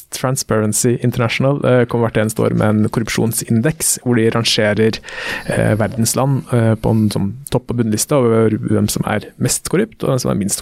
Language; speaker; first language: Norwegian; native; Norwegian